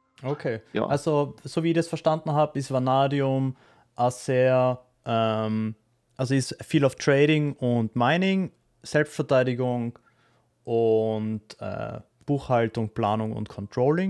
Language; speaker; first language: German; native; German